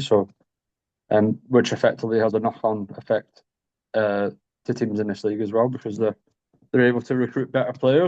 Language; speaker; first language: English; native; English